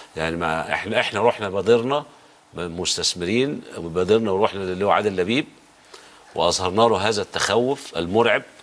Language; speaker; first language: Arabic; native; Arabic